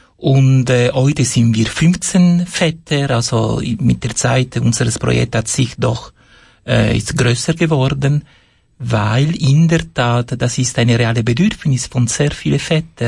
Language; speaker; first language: German; non-native, fluent; Italian